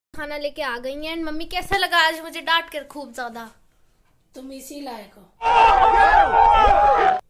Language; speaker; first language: Hindi; native; Hindi